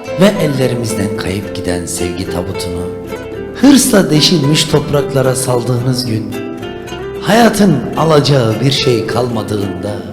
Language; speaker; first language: Turkish; native; Turkish